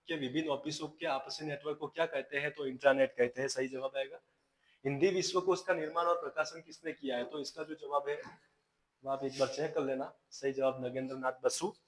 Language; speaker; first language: Hindi; non-native, local second language; Gujarati